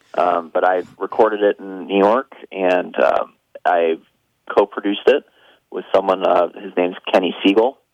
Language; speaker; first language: English; native; English